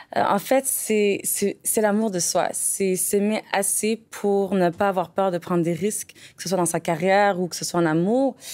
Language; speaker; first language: French; native; French